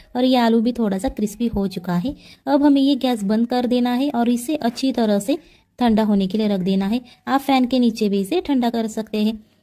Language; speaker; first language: Hindi; non-native, local second language; Marathi